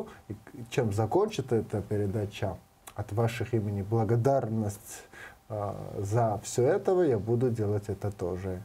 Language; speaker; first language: Russian; non-native, learner; Georgian